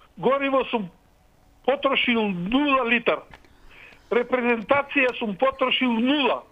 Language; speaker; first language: Macedonian; native; Macedonian